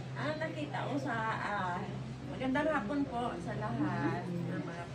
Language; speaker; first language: Filipino; non-native, local second language; Cebuano